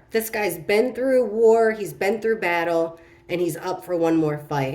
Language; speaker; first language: English; native; English